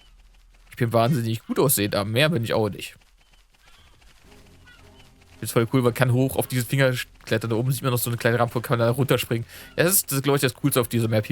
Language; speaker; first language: German; native; German